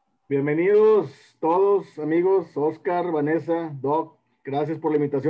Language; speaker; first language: Spanish; native; Spanish